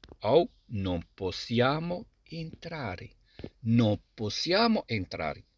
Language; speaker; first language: Italian; non-native, fluent; Arabic